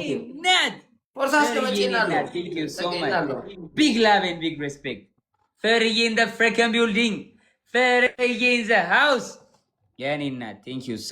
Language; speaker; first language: English; non-native, learner; Tigrinya